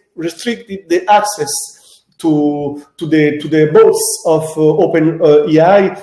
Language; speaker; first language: English; non-native, fluent; Italian